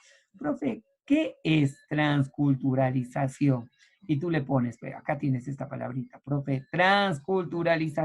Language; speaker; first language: Spanish; native; Spanish